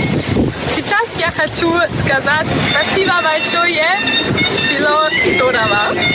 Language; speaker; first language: Russian; non-native, learner; German